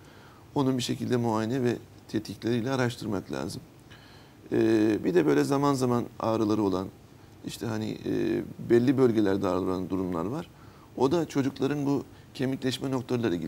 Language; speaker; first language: Turkish; native; Turkish